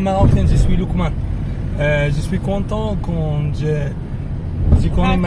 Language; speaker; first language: French; non-native, learner; Arabic